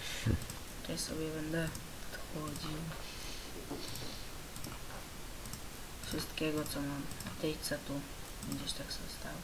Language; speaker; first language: Polish; native; Polish